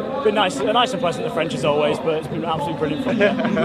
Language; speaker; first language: English; native; English